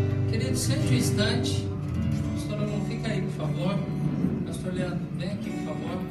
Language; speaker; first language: Portuguese; native; Portuguese